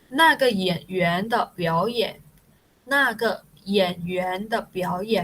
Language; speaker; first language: Chinese; non-native, fluent; Thai